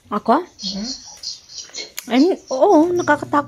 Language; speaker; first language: Filipino; native; Filipino